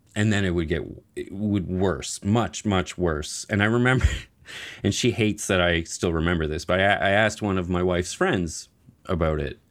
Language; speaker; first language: English; native; English